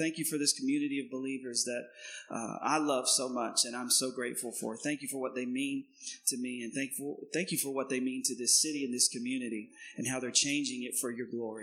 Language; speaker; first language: English; native; English